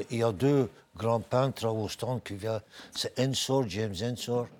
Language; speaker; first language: French; native; French